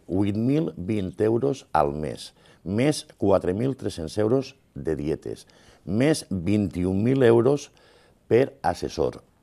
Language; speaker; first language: Catalan; native; Catalan